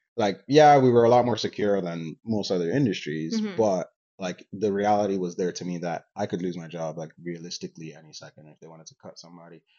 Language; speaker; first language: English; non-native, local second language; Yoruba